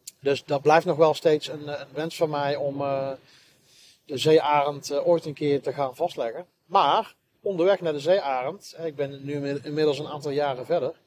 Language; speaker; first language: Dutch; native; Dutch